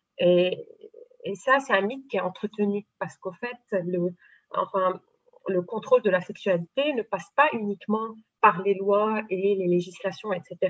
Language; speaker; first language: French; non-native, local second language; Arabic